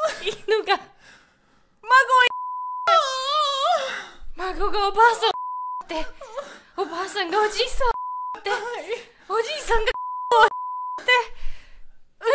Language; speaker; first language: Japanese; early bilingual, other home language; Russian